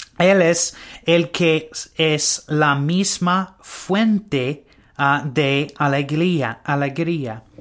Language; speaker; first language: Spanish; non-native, learner; English